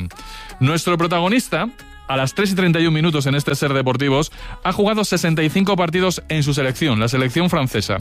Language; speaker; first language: Spanish; native; Spanish